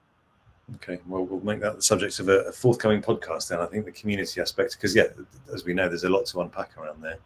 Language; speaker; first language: English; native; English